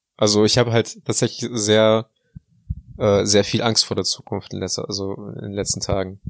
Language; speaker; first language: German; early bilingual, other home language; Russian